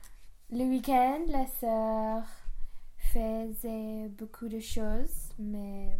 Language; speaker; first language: French; non-native, learner; English